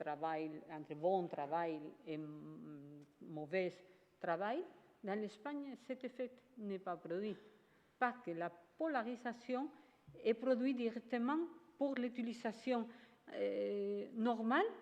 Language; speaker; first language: French; non-native, fluent; Spanish